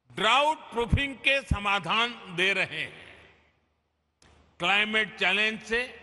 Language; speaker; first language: Hindi; non-native, local second language; Gujarati